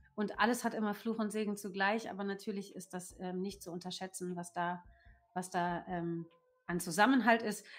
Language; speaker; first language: German; native; German